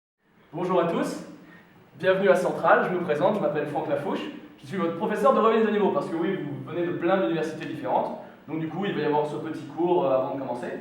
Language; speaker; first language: French; native; French